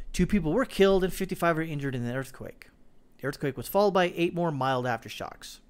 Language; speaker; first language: English; native; English